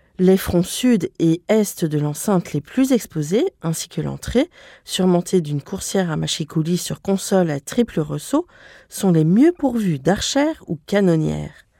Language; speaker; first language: French; native; French